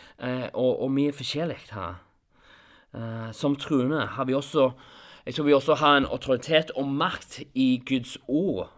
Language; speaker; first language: Norwegian; non-native, fluent; English